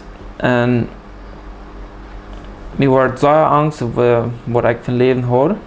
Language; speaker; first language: German; early bilingual, heritage; Plautdietsch